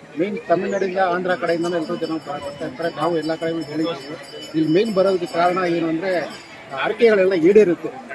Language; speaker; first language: Kannada; native; Kannada